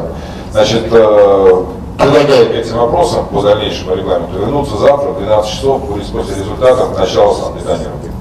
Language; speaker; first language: Russian; native; Russian